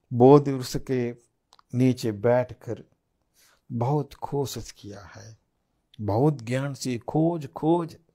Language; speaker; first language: Hindi; non-native, fluent; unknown